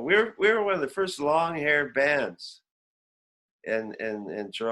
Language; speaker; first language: English; native; English